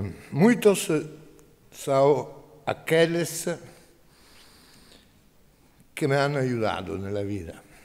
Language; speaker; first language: Portuguese; non-native, learner; Italian